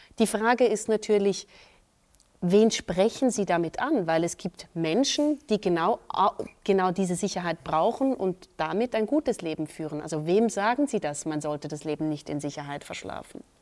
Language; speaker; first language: German; native; German